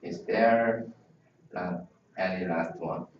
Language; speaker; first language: English; non-native, learner; Korean